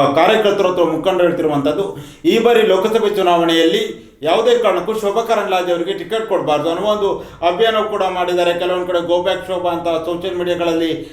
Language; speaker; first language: Kannada; native; Kannada